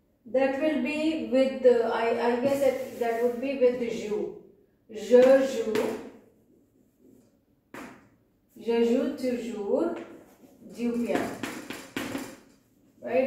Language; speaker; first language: English; non-native, local second language; Punjabi